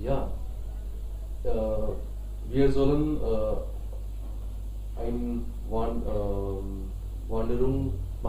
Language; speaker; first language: German; non-native, learner; Hindi